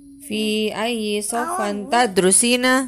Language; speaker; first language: Arabic; non-native, learner; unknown